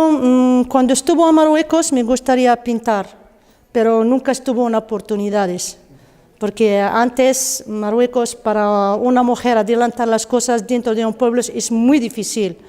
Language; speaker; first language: Spanish; non-native, learner; Arabic